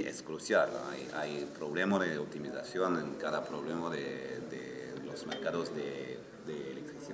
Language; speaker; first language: Spanish; non-native, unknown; French